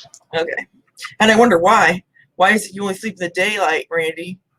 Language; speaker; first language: English; native; English